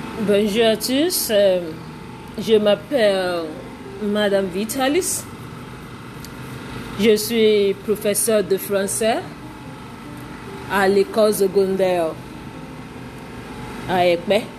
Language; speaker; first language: French; non-native, fluent; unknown